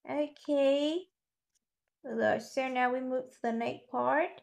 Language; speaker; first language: English; non-native, fluent; Vietnamese